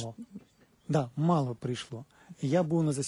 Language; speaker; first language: Ukrainian; native; Ukrainian